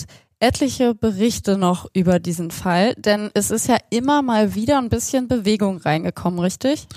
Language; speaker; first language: German; native; German